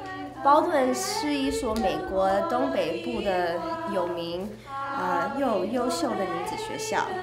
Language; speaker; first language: Chinese; early bilingual, heritage; Chinese